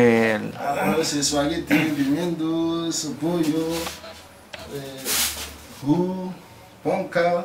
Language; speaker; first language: Spanish; non-native, learner; Haitian Creole